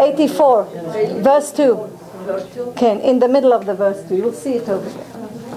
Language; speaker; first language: English; non-native, fluent; Hebrew